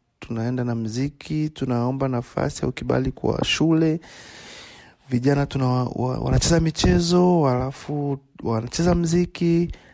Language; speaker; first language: Swahili; native; Swahili